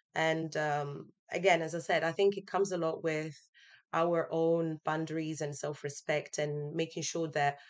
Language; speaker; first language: English; non-native, fluent; Italian